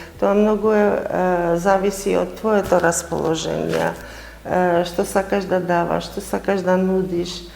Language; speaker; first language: Macedonian; non-native, fluent; Armenian